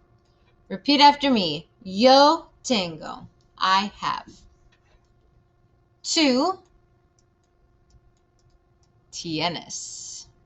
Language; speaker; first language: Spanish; non-native, fluent; English